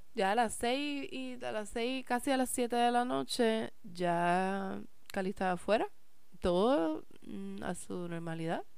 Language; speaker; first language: Spanish; early bilingual, heritage; Spanish